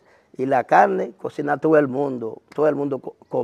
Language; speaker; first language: Spanish; non-native, learner; Haitian Creole